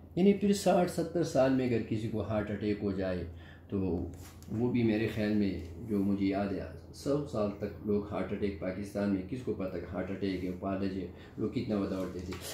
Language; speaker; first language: Urdu; non-native, local second language; Pashto